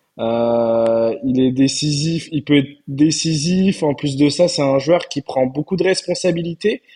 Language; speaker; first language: French; early bilingual, other home language; Turkish